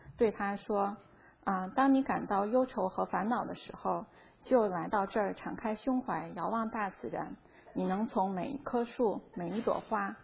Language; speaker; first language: Chinese; native; Chinese